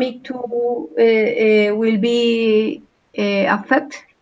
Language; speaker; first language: English; non-native, learner; Spanish